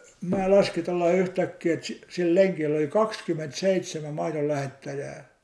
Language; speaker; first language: Finnish; native; Finnish